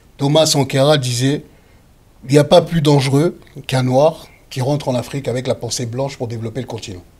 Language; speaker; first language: French; early bilingual, other home language; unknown